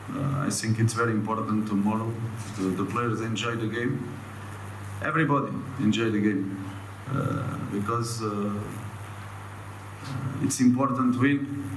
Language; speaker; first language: English; non-native, learner; Portuguese